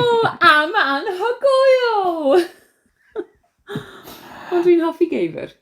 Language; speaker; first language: Welsh; non-native, learner; English